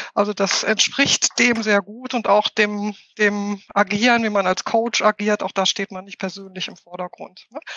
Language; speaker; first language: German; native; German